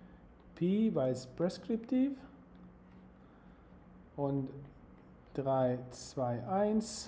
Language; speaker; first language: German; non-native, fluent; Spanish